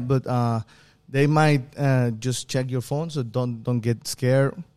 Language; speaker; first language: English; non-native, fluent; Spanish